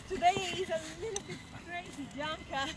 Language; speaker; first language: English; non-native, learner; Italian